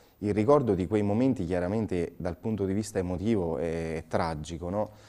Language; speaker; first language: Italian; native; Italian